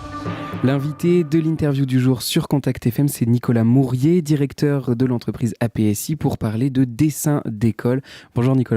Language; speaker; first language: French; native; French